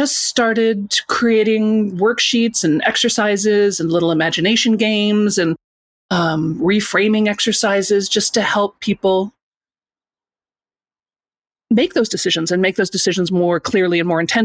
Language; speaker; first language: English; native; English